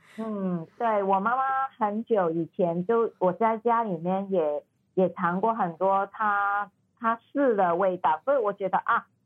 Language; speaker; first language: Chinese; non-native, fluent; Cantonese